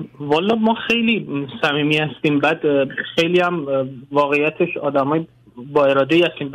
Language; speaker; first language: Persian; non-native, local second language; Kurdish